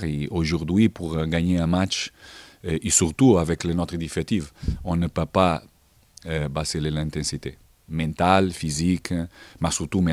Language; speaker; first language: French; non-native, fluent; Portuguese